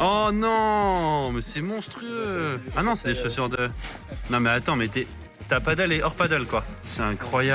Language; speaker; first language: French; native; French